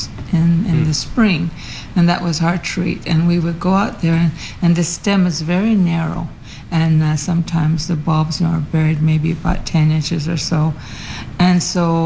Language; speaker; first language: English; early bilingual, other home language; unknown